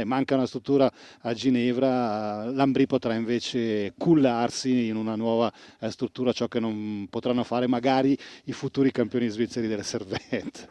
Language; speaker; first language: Italian; native; Italian